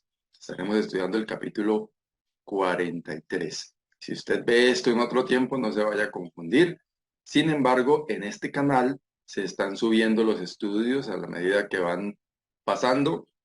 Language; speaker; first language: Spanish; native; Spanish